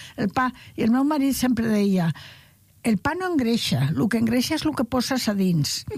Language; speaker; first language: Catalan; non-native, local second language; Spanish